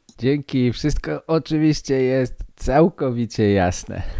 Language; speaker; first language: Polish; native; Polish